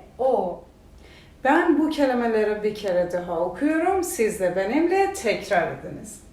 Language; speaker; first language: Turkish; non-native, fluent; Persian